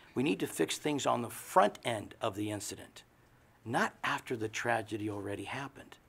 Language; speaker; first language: English; native; English